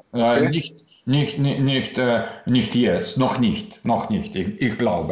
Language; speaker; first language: German; non-native, learner; Russian